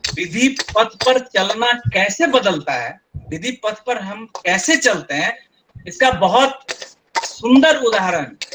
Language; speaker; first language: Hindi; non-native, local second language; Bangla